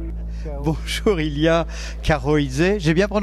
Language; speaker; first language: French; native; French